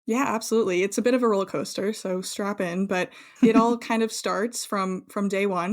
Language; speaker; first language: English; native; English